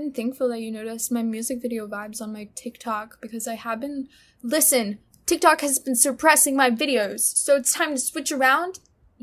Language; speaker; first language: English; early bilingual, other home language; Russian